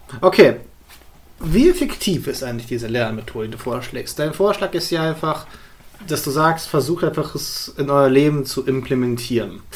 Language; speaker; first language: German; early bilingual, other home language; Russian